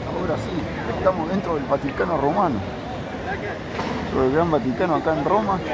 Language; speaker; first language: Spanish; native; Spanish